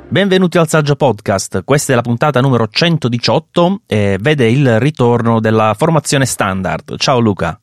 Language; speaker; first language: Italian; native; Italian